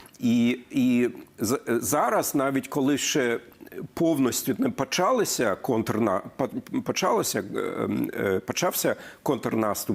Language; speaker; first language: Ukrainian; non-native, fluent; German